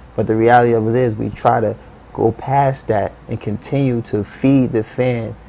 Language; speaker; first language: English; native; English